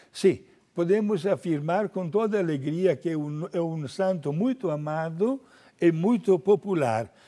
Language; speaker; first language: Portuguese; non-native, fluent; Italian